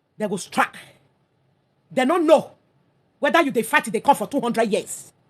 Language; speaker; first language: Nigerian Pidgin; native; Nigerian Pidgin